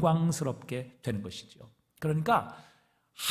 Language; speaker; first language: Korean; native; Korean